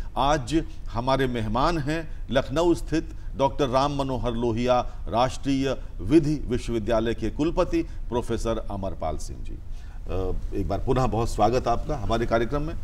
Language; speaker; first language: Hindi; native; Hindi